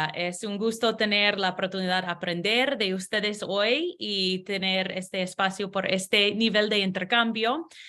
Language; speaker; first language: Spanish; non-native, learner; English